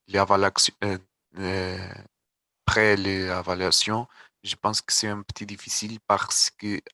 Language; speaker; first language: French; non-native, learner; Portuguese